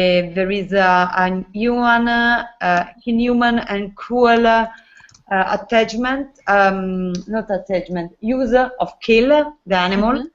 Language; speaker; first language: English; non-native, learner; Italian